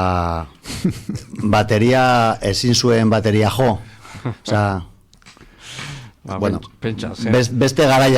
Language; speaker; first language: Basque; non-native, local second language; Spanish